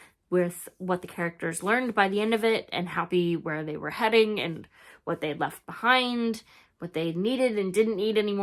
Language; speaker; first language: English; native; English